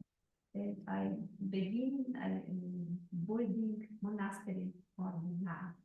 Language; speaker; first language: English; non-native, learner; Polish